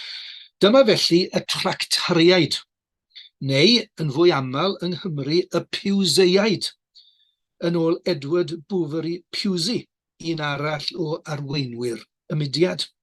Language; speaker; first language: Welsh; native; Welsh